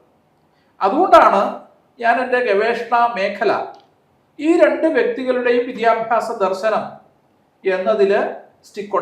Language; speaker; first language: Malayalam; native; Malayalam